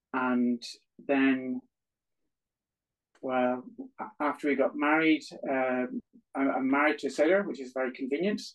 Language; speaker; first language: English; native; English